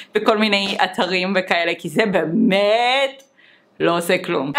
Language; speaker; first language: Hebrew; native; Hebrew